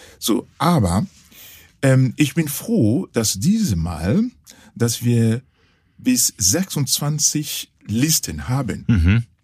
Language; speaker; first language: German; non-native, fluent; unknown